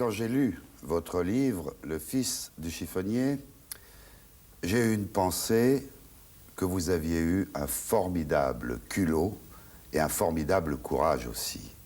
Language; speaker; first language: French; native; French